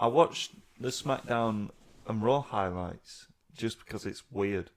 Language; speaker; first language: English; native; English